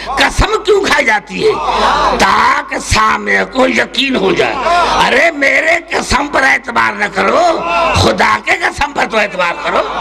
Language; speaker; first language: Urdu; non-native, local second language; Sindhi